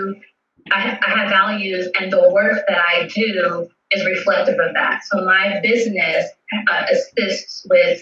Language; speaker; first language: English; native; English